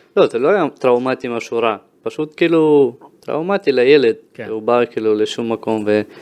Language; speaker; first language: Hebrew; early bilingual, other home language; Russian